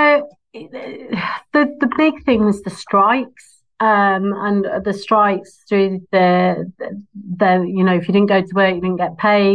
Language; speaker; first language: English; native; English